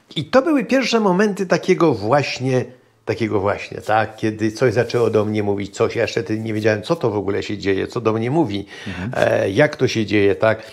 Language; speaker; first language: Polish; native; Polish